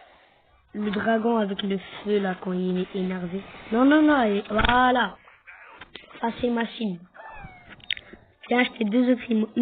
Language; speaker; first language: French; native; French